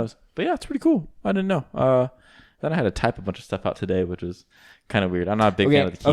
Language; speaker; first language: English; native; English